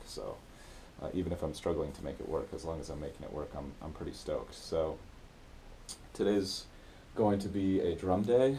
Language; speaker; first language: English; native; English